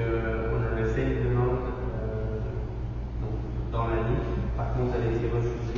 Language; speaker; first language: French; native; French